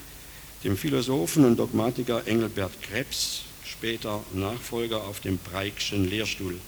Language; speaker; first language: German; native; German